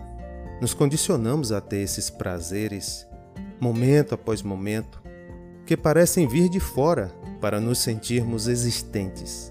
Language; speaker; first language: Portuguese; native; Portuguese